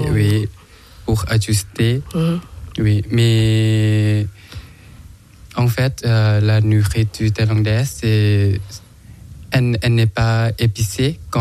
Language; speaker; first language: French; non-native, learner; Thai